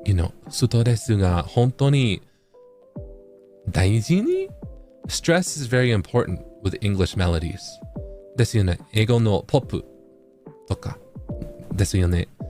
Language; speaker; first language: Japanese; non-native, learner; English